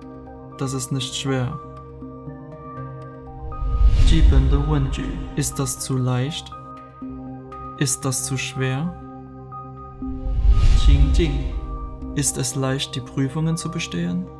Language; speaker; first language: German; non-native, learner; Chinese